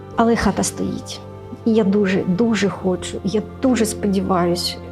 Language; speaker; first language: Ukrainian; native; Ukrainian